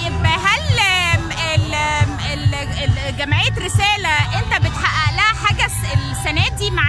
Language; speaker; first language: Arabic; native; Arabic